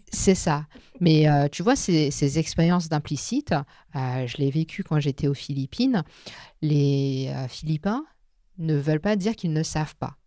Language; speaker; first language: French; non-native, local second language; Min Nan Chinese